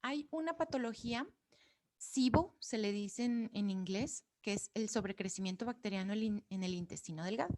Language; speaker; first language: Spanish; native; Spanish